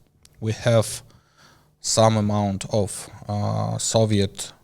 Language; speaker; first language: English; non-native, learner; Ukrainian